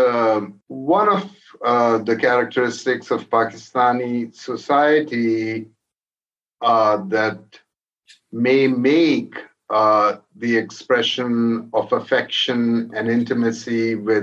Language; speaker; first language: English; non-native, local second language; Urdu